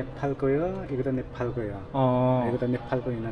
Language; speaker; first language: Korean; non-native, learner; Nepali